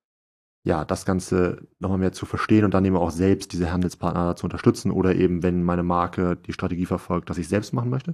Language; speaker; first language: German; native; German